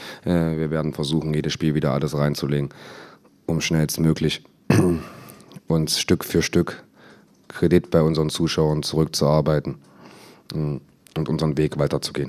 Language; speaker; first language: German; native; German